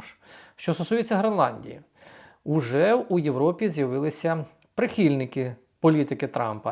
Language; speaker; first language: Ukrainian; native; Ukrainian